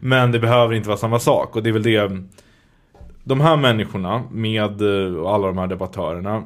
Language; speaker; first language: Swedish; native; Swedish